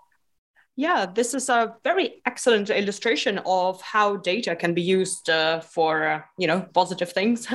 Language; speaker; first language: English; non-native, fluent; Lithuanian